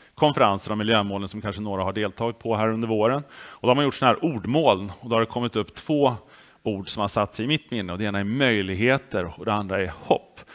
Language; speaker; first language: Swedish; native; Swedish